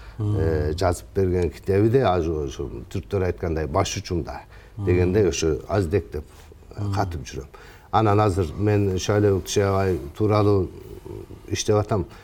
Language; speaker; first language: Kyrgyz; early bilingual, heritage; Kyrgyz